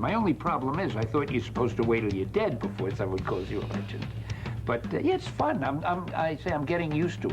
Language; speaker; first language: English; native; English